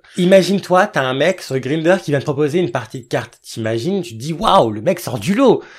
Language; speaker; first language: French; early bilingual, other home language; Arabic